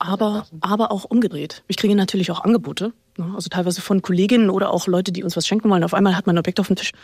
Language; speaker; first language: German; native; German